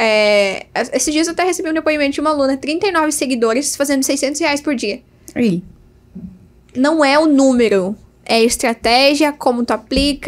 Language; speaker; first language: Portuguese; native; Portuguese